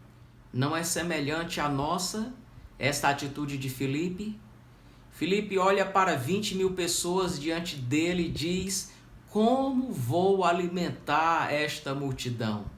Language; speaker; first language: Portuguese; native; Portuguese